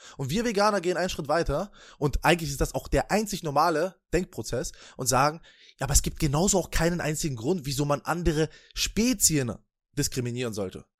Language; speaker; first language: German; native; German